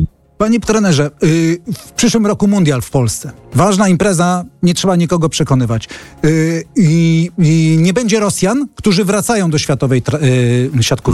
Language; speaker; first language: Polish; native; Polish